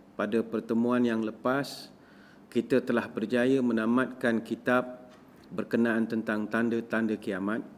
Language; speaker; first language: Malay; native; Malay